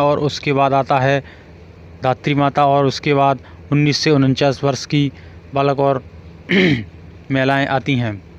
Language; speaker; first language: Hindi; native; Hindi